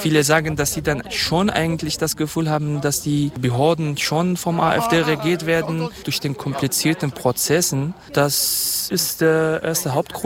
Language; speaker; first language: German; non-native, fluent; Kurdish